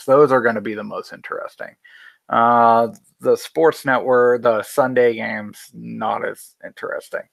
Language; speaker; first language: English; native; English